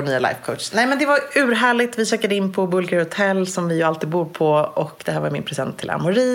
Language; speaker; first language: Swedish; native; Swedish